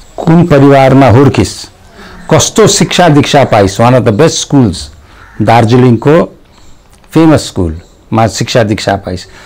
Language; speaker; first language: Nepali; native; Nepali